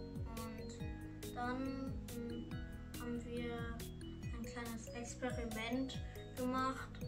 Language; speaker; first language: German; early bilingual, other home language; Indonesian